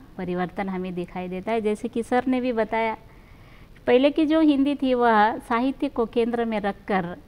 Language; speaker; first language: Hindi; non-native, local second language; Marathi